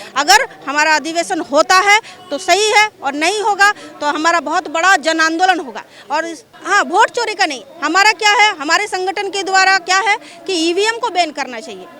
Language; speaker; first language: Hindi; non-native, local second language; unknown